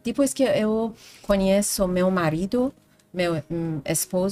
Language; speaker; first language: Portuguese; non-native, learner; Persian